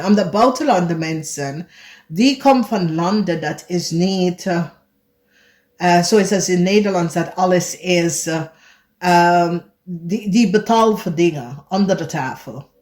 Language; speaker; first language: Dutch; non-native, fluent; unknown